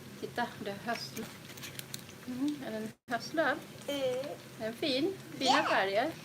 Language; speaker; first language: Swedish; non-native, learner; Thai